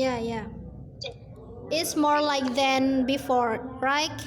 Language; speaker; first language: English; non-native, learner; Indonesian